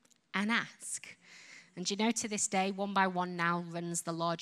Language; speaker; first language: English; native; English